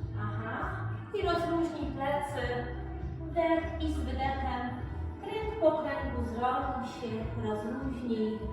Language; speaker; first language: Polish; native; Polish